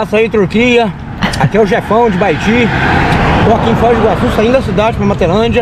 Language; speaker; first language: Portuguese; native; Portuguese